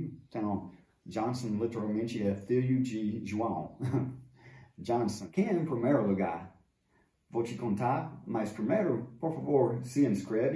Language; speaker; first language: Portuguese; non-native, fluent; English